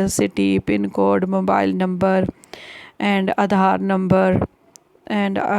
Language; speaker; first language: English; non-native, local second language; Punjabi